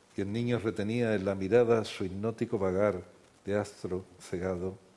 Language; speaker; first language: Spanish; native; Spanish